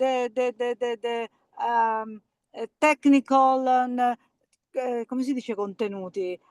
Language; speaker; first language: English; non-native, learner; Italian